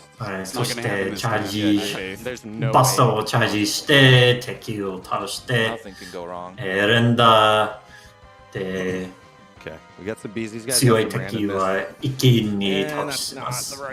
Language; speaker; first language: Japanese; non-native, learner; English